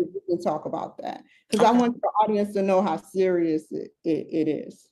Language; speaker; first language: English; native; English